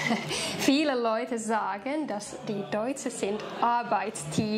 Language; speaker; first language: German; non-native, fluent; Finnish